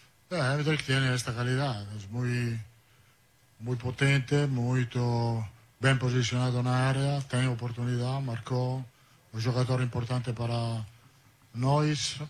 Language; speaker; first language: Portuguese; non-native, learner; Italian